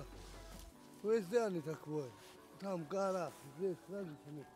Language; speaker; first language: Russian; non-native, local second language; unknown